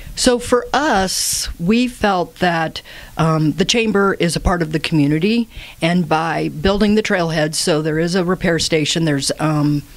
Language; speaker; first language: English; native; English